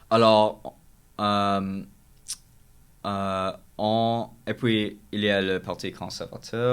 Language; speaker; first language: French; non-native, local second language; English